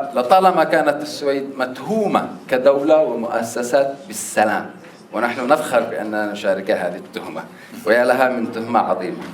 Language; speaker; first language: Arabic; native; Arabic